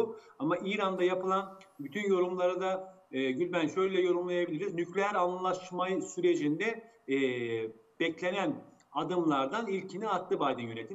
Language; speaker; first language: Turkish; native; Turkish